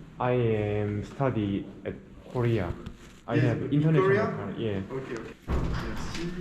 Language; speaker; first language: English; non-native, learner; Korean